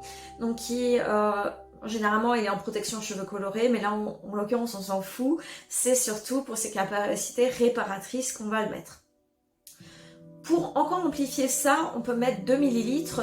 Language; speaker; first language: French; native; French